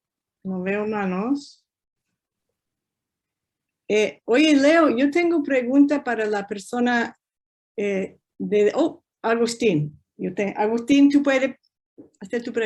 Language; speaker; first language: Spanish; non-native, fluent; English